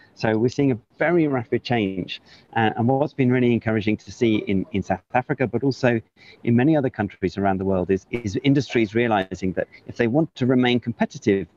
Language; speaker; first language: English; native; English